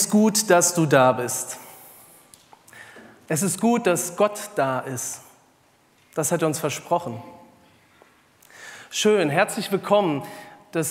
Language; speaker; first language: German; native; German